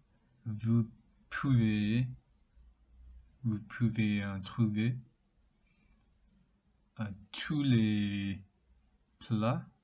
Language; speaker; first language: French; non-native, learner; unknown